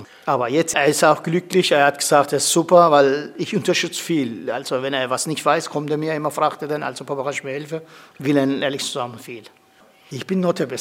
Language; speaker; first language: German; non-native, learner; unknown